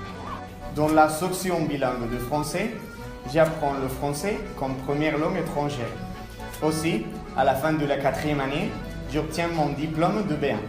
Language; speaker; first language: French; non-native, learner; Spanish